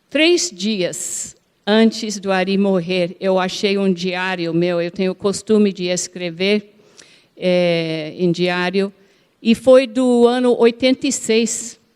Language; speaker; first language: Portuguese; non-native, fluent; English